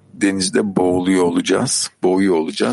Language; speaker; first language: Turkish; native; Turkish